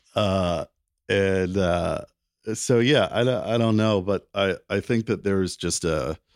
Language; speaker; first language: English; native; English